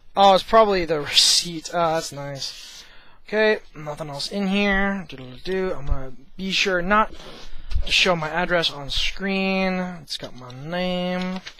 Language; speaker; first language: English; native; English